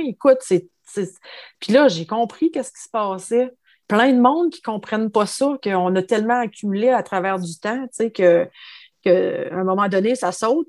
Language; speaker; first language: French; native; French